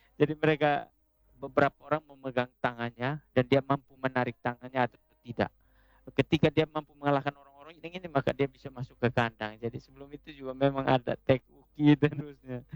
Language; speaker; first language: Indonesian; non-native, local second language; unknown